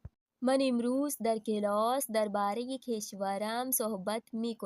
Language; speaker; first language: Persian; non-native, fluent; Urdu